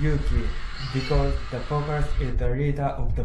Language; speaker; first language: English; non-native, learner; Japanese